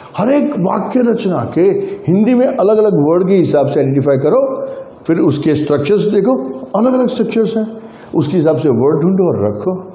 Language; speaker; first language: Hindi; non-native, local second language; Gujarati